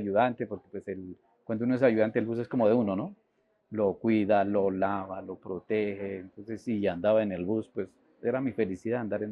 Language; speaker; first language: Spanish; native; Spanish